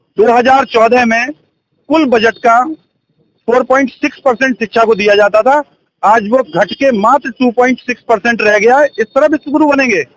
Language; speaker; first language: Hindi; native; Hindi